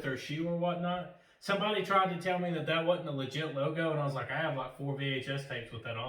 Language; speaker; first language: English; native; English